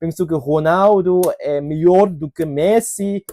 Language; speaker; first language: Portuguese; non-native, fluent; Cantonese